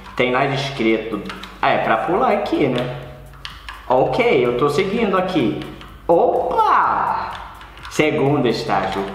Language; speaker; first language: Portuguese; non-native, learner; English